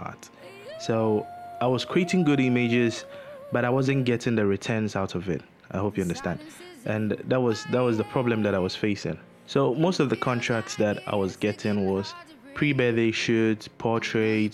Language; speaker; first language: English; non-native, local second language; Akan